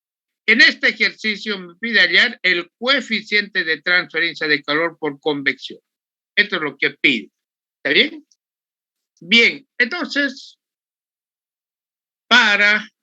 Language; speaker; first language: Spanish; native; Spanish